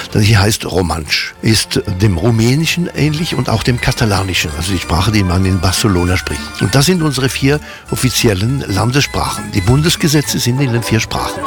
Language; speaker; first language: German; non-native, local second language; French